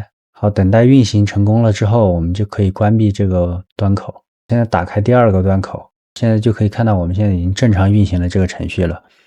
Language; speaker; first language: Chinese; native; Chinese